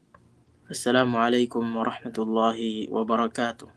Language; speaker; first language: Arabic; non-native, fluent; Filipino